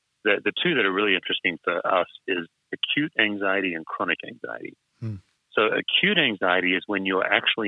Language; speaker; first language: English; native; English